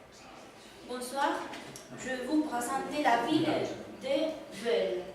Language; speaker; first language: French; non-native, learner; Spanish